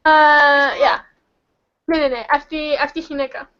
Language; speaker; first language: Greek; non-native, learner; English